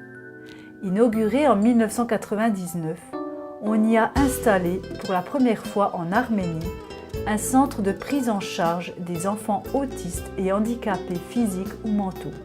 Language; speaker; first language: French; native; French